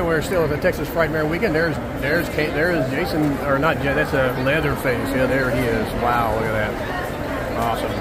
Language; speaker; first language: English; native; English